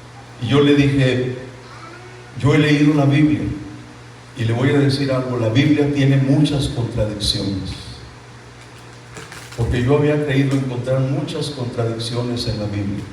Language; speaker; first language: Spanish; native; Spanish